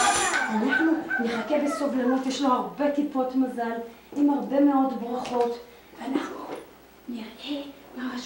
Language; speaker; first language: Hebrew; native; Hebrew